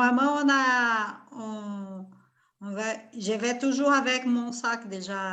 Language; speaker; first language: French; non-native, fluent; Portuguese